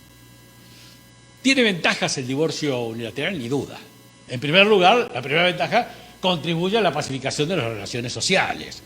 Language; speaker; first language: Spanish; native; Spanish